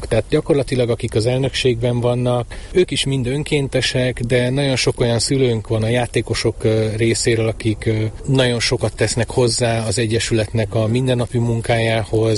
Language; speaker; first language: Hungarian; native; Hungarian